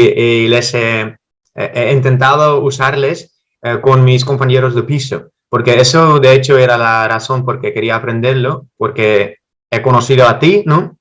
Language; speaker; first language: Spanish; non-native, fluent; Dutch